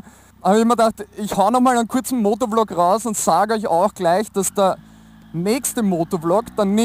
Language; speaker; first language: German; native; German